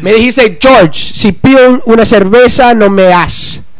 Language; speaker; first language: Spanish; non-native, learner; English